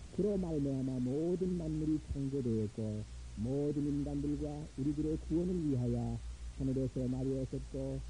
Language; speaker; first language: Korean; native; Korean